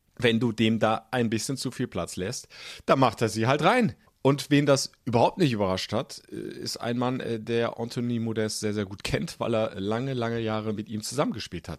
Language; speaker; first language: German; native; German